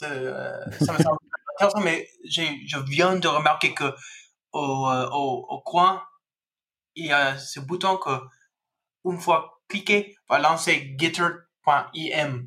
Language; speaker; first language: French; non-native, fluent; English